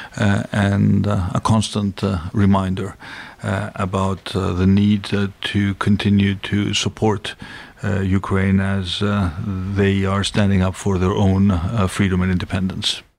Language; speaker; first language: English; non-native, fluent; Russian